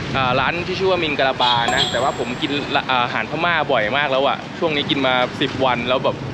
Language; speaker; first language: Thai; native; Thai